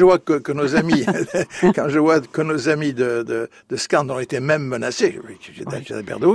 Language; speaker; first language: French; native; French